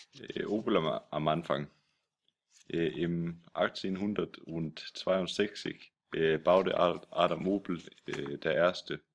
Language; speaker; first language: German; non-native, learner; Danish